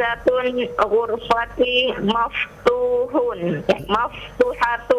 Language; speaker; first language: Arabic; non-native, learner; Indonesian